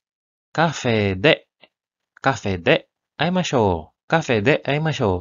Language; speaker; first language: Japanese; non-native, learner; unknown